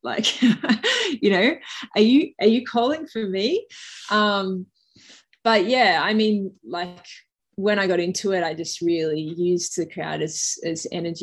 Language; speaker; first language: English; native; English